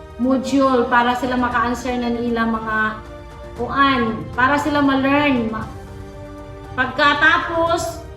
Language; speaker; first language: Cebuano; non-native, local second language; Surigaonon